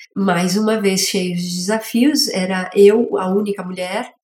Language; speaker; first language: Portuguese; native; Portuguese